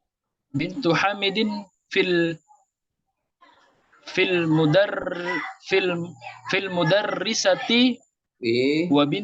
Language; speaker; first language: Arabic; non-native, learner; Indonesian